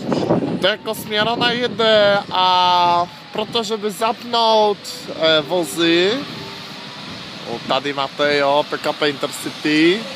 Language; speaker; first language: Czech; non-native, learner; Polish